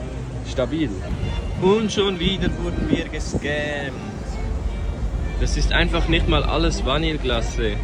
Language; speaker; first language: German; native; German